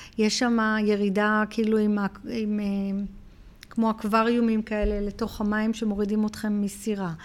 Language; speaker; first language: Hebrew; early bilingual, heritage; Hebrew